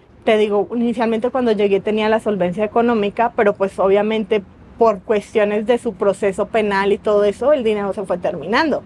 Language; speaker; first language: Spanish; native; Spanish